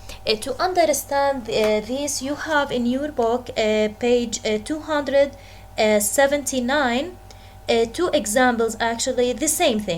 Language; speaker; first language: English; non-native, fluent; Arabic